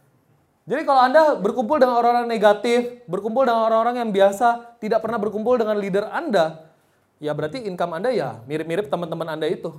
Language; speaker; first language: Indonesian; native; Indonesian